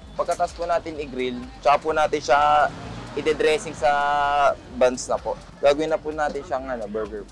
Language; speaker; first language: Filipino; native; Filipino